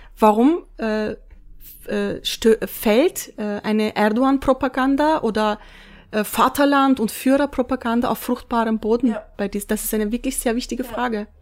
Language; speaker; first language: German; early bilingual, other home language; Turkish